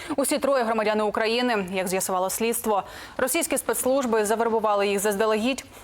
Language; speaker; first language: Ukrainian; native; Ukrainian